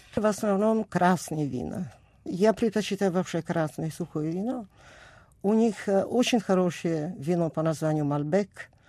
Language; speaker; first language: Russian; non-native, fluent; Italian